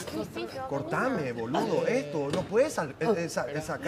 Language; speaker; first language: Spanish; native; Spanish